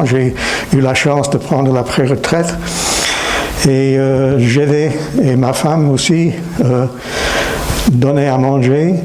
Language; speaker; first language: French; non-native, fluent; English